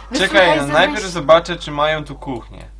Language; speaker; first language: Polish; native; Polish